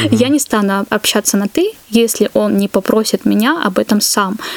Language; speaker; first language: Russian; native; Russian